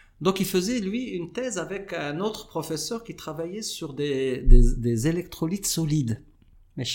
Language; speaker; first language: French; non-native, local second language; Arabic